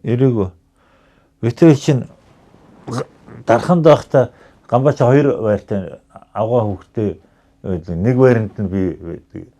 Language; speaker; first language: Mongolian; native; Mongolian